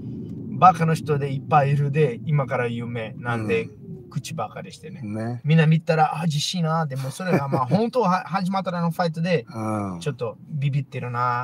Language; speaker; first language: Japanese; non-native, learner; Portuguese